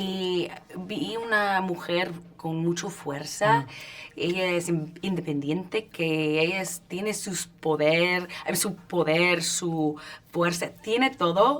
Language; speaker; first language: Spanish; non-native, learner; English